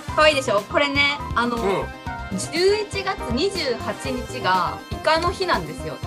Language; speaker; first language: Japanese; native; Japanese